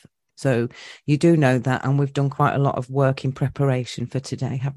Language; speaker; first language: English; native; English